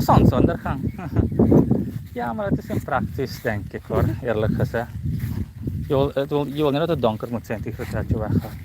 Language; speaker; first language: Dutch; non-native, fluent; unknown